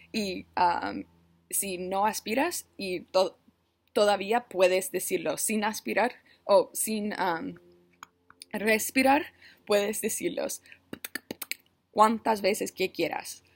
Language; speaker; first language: Spanish; non-native, learner; English